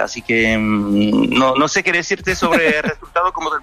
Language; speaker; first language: Spanish; non-native, fluent; French